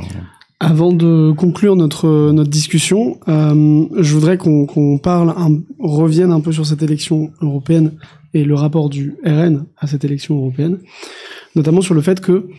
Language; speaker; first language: French; native; French